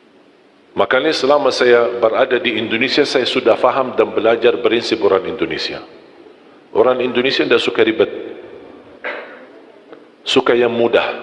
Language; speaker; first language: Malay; non-native, fluent; Arabic